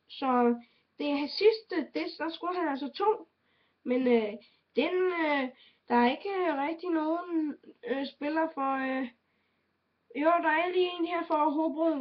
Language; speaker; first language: Danish; native; Danish